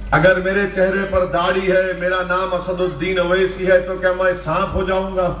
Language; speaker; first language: Urdu; native; Urdu